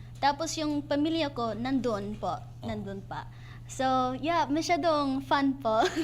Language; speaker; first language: Filipino; early bilingual, heritage; Filipino